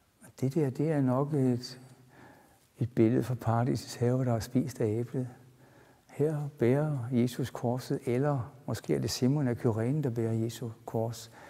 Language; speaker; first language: Danish; native; Danish